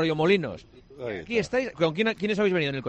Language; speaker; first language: Spanish; native; Spanish